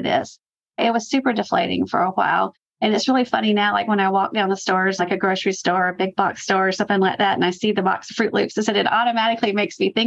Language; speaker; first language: English; native; English